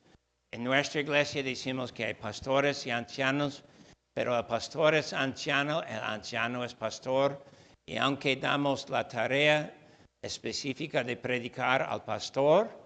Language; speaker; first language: Spanish; non-native, fluent; English